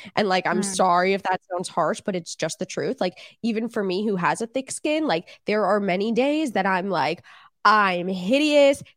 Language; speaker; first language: English; native; English